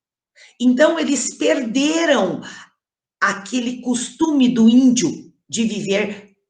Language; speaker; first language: Portuguese; native; Portuguese